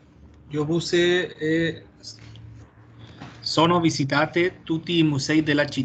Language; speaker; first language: Italian; non-native, learner; Spanish